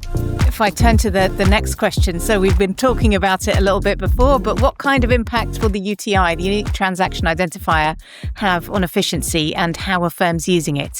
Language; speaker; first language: English; native; English